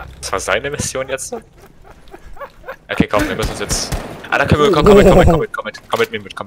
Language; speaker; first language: German; native; German